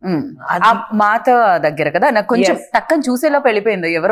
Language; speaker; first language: Telugu; native; Telugu